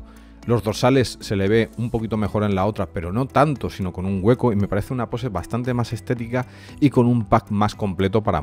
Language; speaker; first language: Spanish; native; Spanish